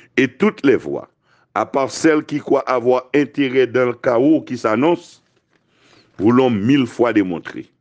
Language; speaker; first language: French; non-native, local second language; Haitian Creole